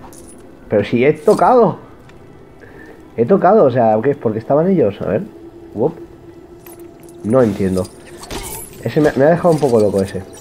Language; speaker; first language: Spanish; native; Spanish